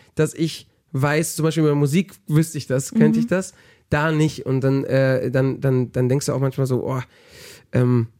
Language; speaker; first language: German; early bilingual, heritage; German